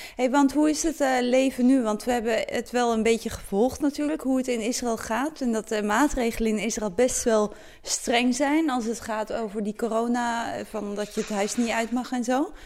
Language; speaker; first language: Dutch; native; Dutch